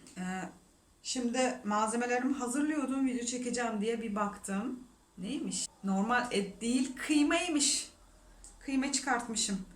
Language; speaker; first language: Turkish; non-native, fluent; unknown